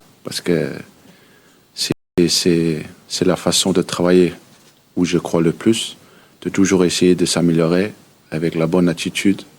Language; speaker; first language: French; early bilingual, heritage; Danish